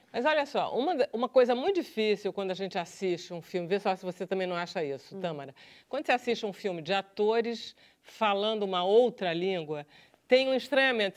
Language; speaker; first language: Portuguese; native; Portuguese